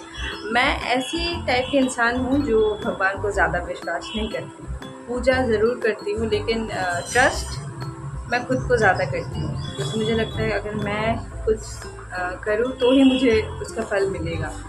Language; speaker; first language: Hindi; non-native, local second language; Bangla